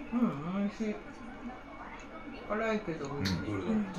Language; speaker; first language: Japanese; native; Japanese